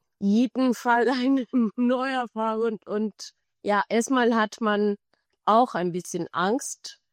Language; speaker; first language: German; non-native, fluent; Spanish